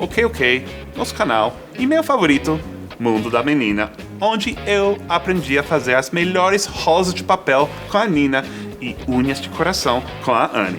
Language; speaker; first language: Portuguese; non-native, fluent; English